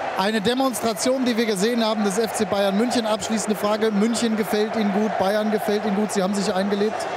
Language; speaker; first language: German; native; German